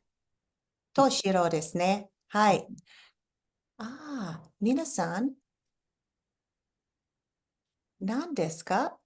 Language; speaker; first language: Japanese; non-native, fluent; English